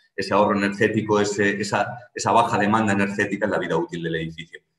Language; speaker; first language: Spanish; native; Spanish